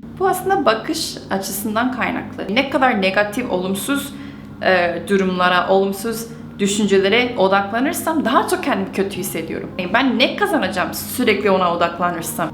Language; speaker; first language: Turkish; non-native, fluent; Korean